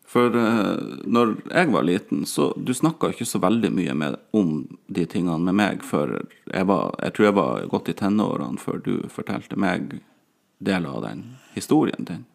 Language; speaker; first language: Norwegian; native; Norwegian